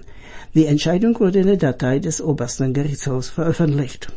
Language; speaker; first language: German; native; German